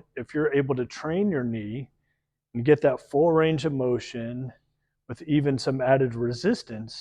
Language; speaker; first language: English; native; English